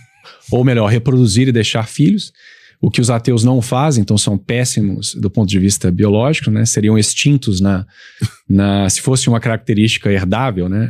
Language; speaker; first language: Portuguese; native; Portuguese